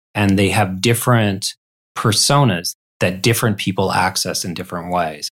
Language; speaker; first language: English; native; English